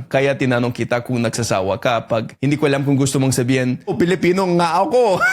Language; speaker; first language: Filipino; non-native, fluent; English